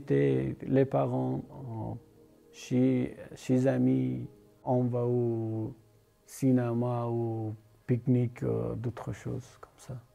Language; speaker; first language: French; non-native, learner; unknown